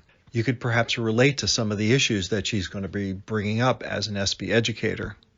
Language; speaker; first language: English; native; English